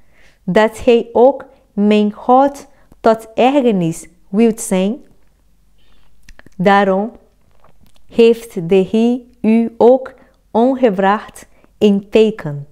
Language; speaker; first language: Dutch; non-native, fluent; Portuguese